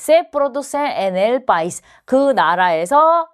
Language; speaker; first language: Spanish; non-native, fluent; Korean